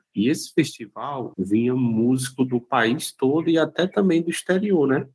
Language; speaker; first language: Portuguese; native; Portuguese